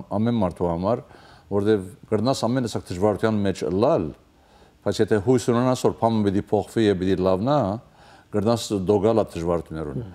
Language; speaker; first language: Armenian; early bilingual, heritage; Armenian